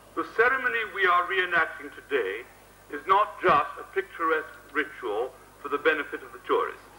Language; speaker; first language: English; native; English